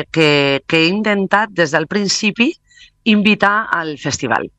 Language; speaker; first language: Catalan; non-native, local second language; Spanish